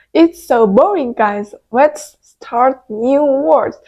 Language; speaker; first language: English; non-native, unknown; Kazakh